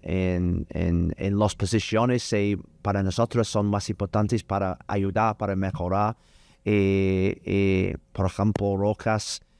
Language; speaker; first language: Spanish; non-native, learner; English